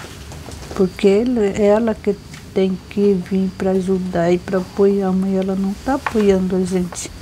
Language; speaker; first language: Portuguese; non-native, local second language; Guarani